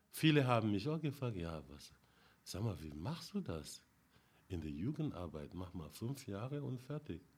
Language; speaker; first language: German; non-native, fluent; Wolof